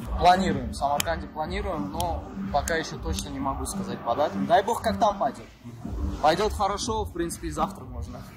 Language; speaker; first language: Russian; non-native, local second language; Uzbek